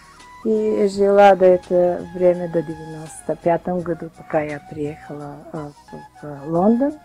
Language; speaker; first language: Russian; non-native, learner; Bulgarian